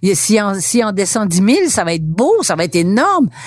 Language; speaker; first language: French; native; French